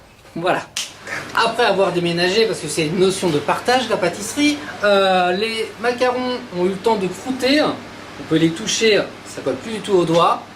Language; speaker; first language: French; native; French